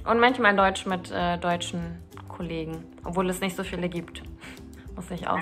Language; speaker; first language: German; early bilingual, other home language; Turkish